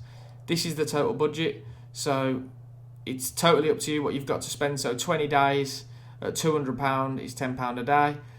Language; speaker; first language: English; native; English